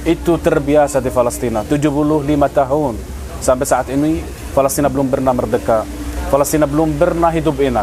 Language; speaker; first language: Indonesian; non-native, fluent; Arabic